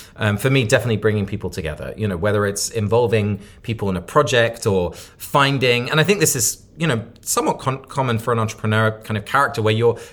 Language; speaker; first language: English; native; English